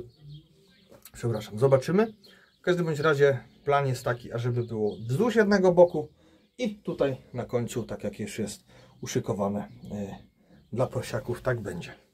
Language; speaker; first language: Polish; native; Polish